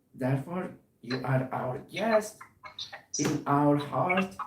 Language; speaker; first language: English; non-native, learner; Turkish